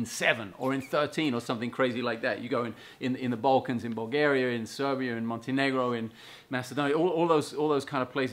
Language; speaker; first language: English; native; English